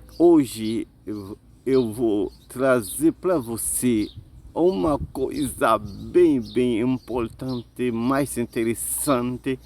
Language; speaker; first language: Portuguese; non-native, learner; Haitian Creole